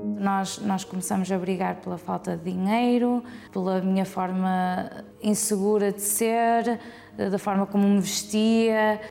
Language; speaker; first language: Portuguese; early bilingual, heritage; Portuguese